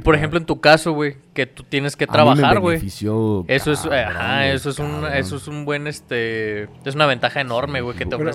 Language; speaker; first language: Spanish; native; Spanish